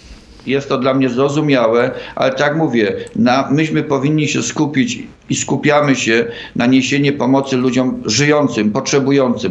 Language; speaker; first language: Polish; native; Polish